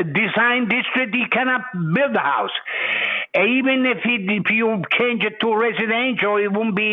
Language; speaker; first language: English; non-native, fluent; Italian